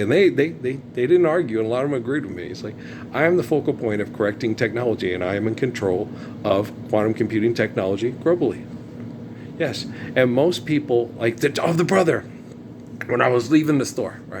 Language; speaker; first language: English; native; English